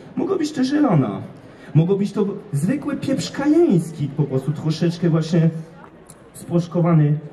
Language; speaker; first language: Polish; non-native, fluent; French